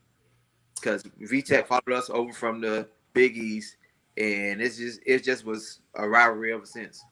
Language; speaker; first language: English; native; English